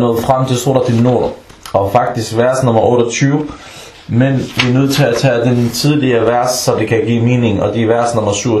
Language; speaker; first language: Danish; non-native, local second language; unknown